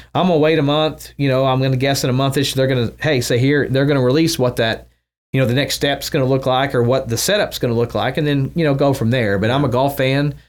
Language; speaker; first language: English; native; English